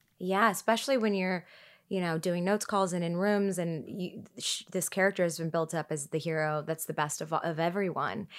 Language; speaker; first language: English; early bilingual, other home language; Tigrinya